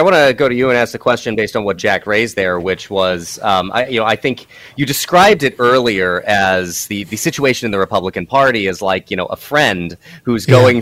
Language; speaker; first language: English; native; English